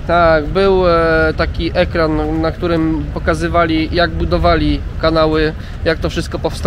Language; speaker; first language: Polish; native; Polish